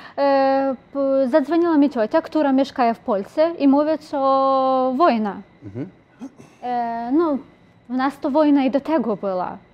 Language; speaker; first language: Polish; non-native, learner; Ukrainian